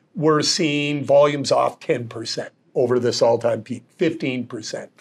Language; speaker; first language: English; native; English